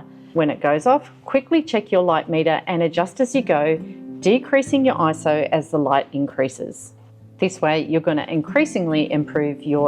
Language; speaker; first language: English; native; English